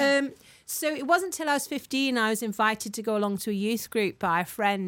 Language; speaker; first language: English; native; English